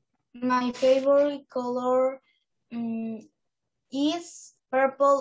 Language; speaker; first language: English; non-native, learner; Spanish